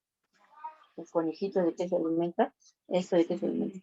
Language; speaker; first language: Spanish; native; Spanish